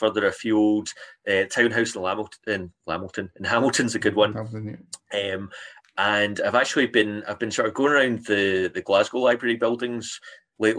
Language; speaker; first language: English; native; English